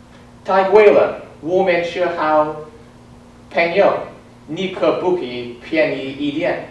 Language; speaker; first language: Chinese; non-native, learner; English